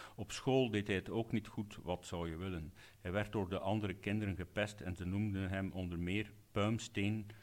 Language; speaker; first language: Dutch; native; Dutch